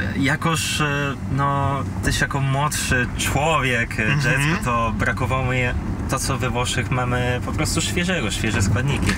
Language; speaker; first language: Polish; non-native, fluent; Italian